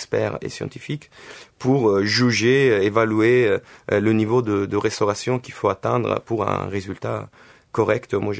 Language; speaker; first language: French; non-native, fluent; Italian